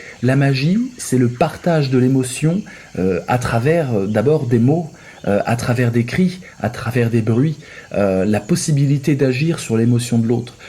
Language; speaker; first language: French; native; French